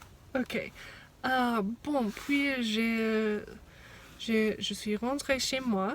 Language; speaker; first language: French; non-native, fluent; English